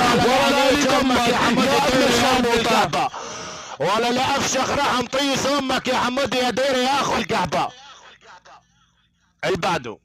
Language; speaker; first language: Arabic; native; Arabic